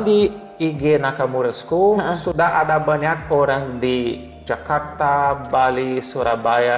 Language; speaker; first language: Indonesian; non-native, learner; Portuguese